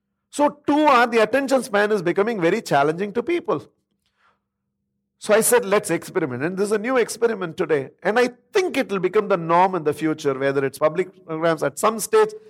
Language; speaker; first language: English; non-native, local second language; Tamil